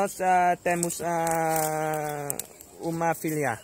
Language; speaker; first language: Portuguese; non-native, learner; Vietnamese